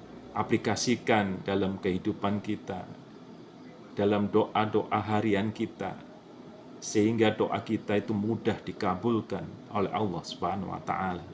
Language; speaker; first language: Indonesian; native; Indonesian